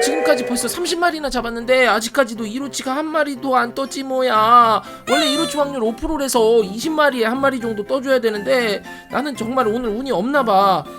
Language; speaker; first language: Korean; native; Korean